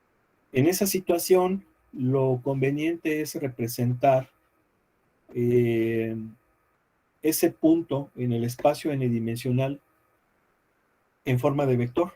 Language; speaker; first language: Spanish; native; Spanish